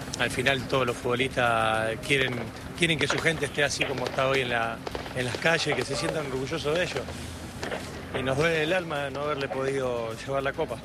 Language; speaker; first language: Spanish; native; Spanish